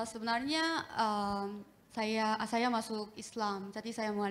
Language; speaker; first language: Indonesian; non-native, fluent; Korean